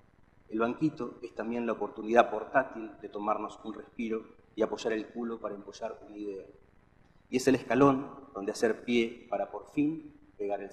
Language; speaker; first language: Spanish; native; Spanish